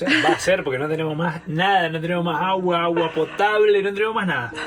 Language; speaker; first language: Spanish; native; Spanish